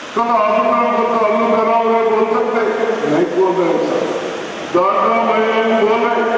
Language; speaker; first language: Hindi; non-native, local second language; Telugu